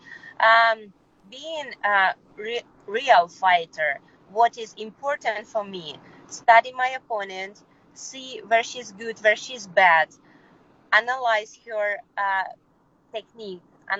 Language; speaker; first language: English; non-native, fluent; Russian